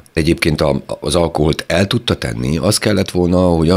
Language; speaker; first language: Hungarian; native; Hungarian